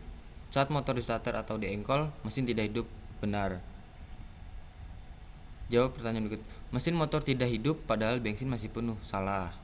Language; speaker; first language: Indonesian; native; Indonesian